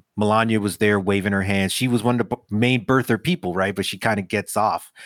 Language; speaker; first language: English; native; English